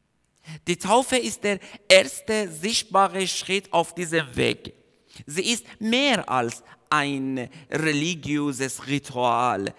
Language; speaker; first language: German; non-native, fluent; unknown